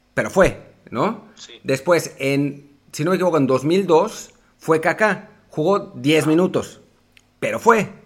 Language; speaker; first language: Spanish; native; Spanish